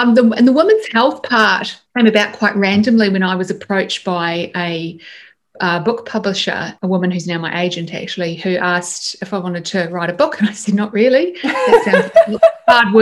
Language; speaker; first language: English; native; English